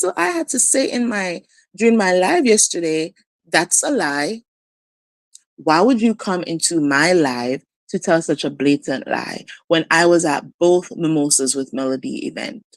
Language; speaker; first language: English; native; English